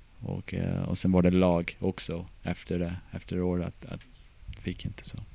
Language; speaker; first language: Swedish; non-native, fluent; English